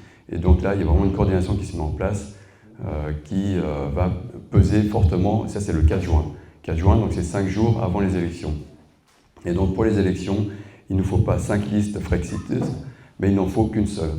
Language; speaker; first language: French; native; French